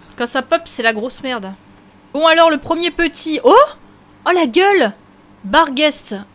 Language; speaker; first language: French; native; French